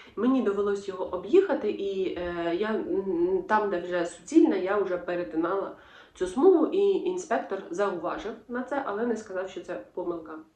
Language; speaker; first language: Ukrainian; non-native, local second language; Russian